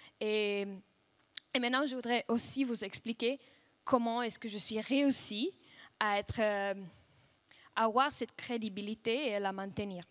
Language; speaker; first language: French; non-native, fluent; Russian